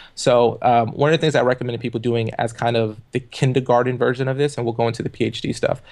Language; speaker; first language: English; native; English